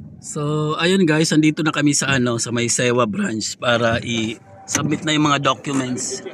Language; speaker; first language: Filipino; non-native, local second language; Waray